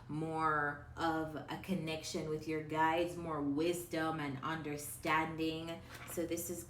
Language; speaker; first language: English; native; English